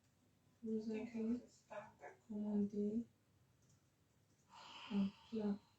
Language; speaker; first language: French; non-native, fluent; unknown